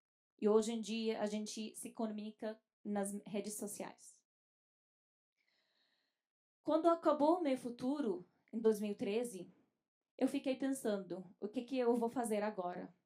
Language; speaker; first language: Portuguese; non-native, fluent; Arabic